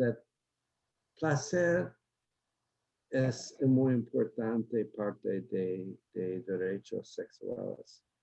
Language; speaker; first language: Spanish; non-native, learner; English